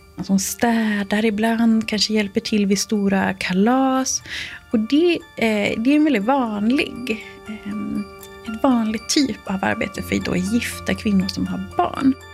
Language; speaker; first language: Swedish; native; Swedish